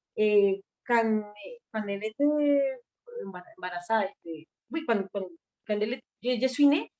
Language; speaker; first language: French; non-native, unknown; Spanish